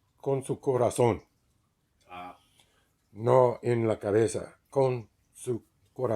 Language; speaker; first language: Spanish; non-native, learner; English